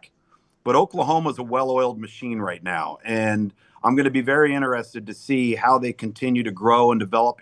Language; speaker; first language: English; native; English